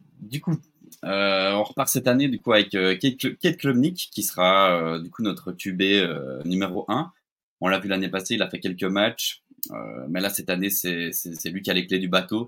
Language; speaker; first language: French; native; French